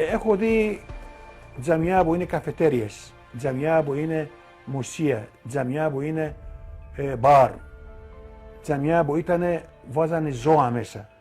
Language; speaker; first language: Greek; non-native, local second language; Turkish